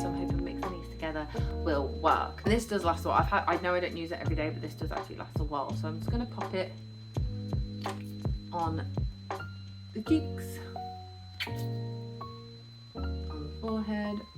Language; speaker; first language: English; native; English